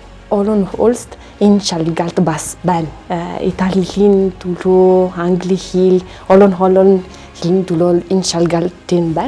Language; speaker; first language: Mongolian; non-native, learner; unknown